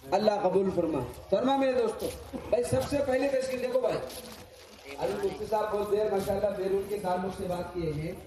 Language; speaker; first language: Urdu; native; Urdu